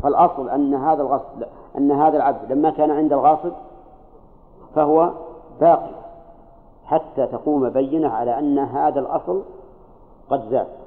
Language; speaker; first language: Arabic; native; Arabic